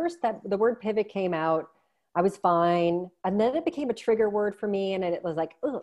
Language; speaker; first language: English; native; English